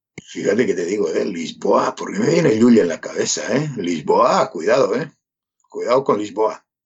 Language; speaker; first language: Spanish; non-native, fluent; Serbian